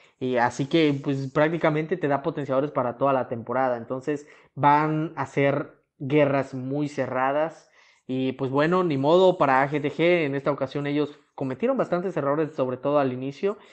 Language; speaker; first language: Spanish; native; Spanish